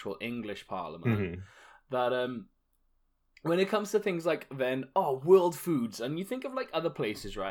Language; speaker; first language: English; native; English